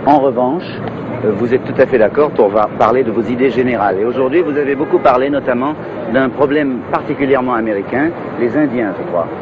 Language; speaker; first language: French; native; French